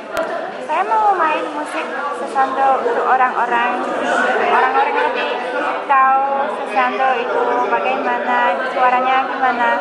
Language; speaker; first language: Indonesian; non-native, fluent; Polish